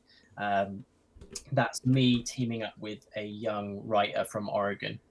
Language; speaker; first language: English; native; English